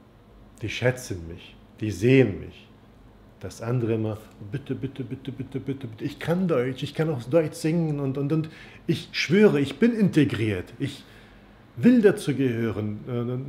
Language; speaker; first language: German; non-native, fluent; Turkish